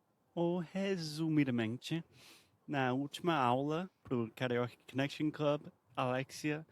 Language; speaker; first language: Portuguese; non-native, fluent; English